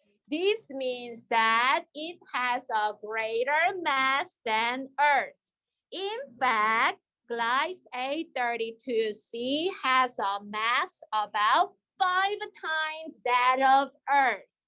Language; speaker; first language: English; non-native, fluent; Korean